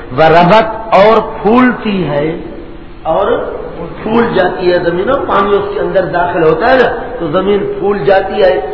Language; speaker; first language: Urdu; non-native, local second language; Punjabi